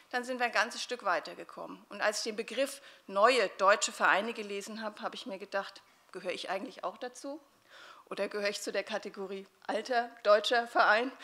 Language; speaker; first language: German; native; German